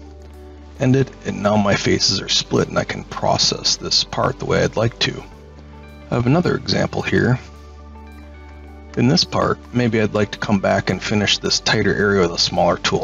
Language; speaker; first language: English; native; English